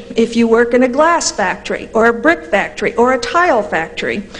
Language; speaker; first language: English; native; English